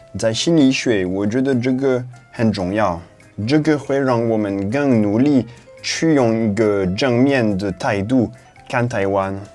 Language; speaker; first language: Chinese; non-native, fluent; French